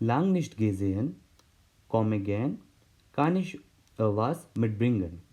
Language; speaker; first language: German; non-native, learner; Hindi